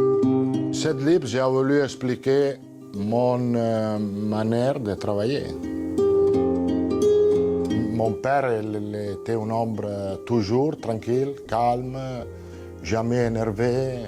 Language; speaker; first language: French; non-native, fluent; Italian